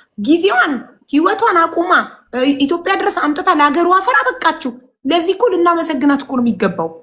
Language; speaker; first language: Amharic; native; Amharic